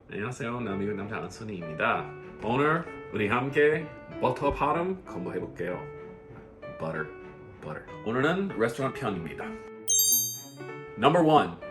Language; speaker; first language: Korean; non-native, learner; English